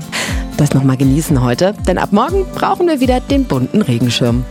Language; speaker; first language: German; native; German